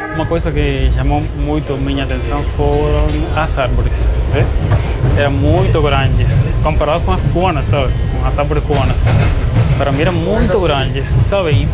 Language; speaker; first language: Portuguese; non-native, fluent; Spanish